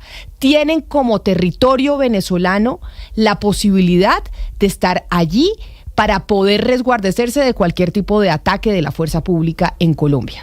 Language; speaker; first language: Spanish; native; Spanish